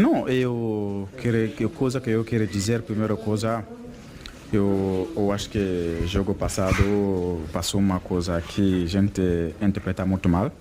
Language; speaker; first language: Portuguese; non-native, fluent; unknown